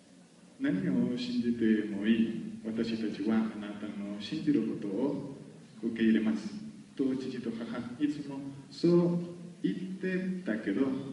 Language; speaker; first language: Japanese; non-native, learner; Spanish